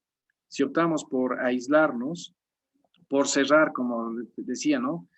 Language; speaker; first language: Spanish; native; Spanish